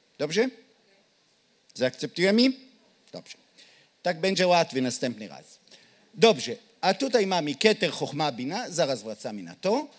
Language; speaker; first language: Polish; non-native, learner; Hebrew